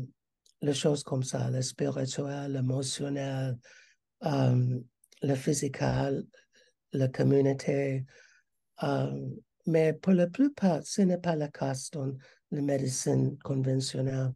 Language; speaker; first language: French; non-native, learner; English